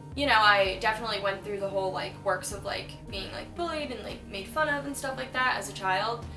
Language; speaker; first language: English; native; English